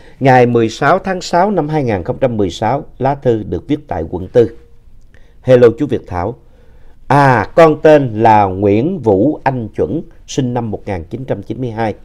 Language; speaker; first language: Vietnamese; native; Vietnamese